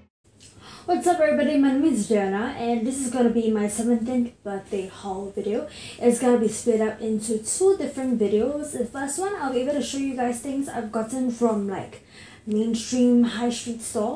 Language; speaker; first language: English; native; English